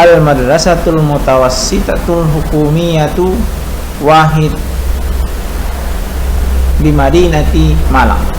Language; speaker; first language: Arabic; non-native, fluent; Indonesian